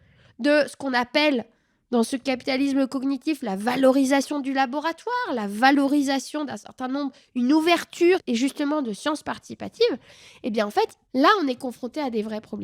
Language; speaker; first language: French; native; French